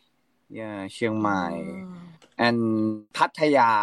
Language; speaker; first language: English; non-native, learner; Thai